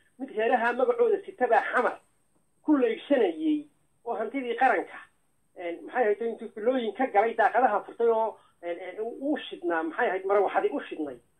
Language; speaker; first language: Somali; native; Somali